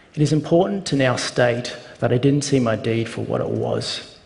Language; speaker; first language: English; native; English